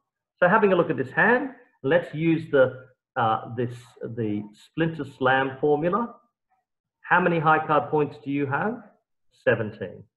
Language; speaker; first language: English; native; English